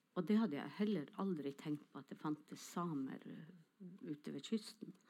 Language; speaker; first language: Norwegian; non-native, local second language; Northern Sami